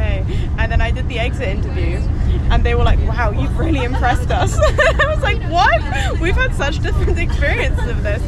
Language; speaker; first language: English; native; English